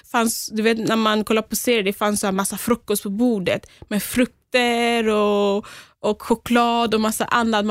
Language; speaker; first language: Swedish; non-native, fluent; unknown